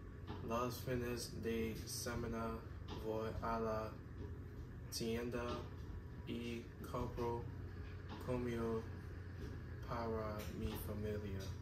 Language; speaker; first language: Spanish; non-native, learner; English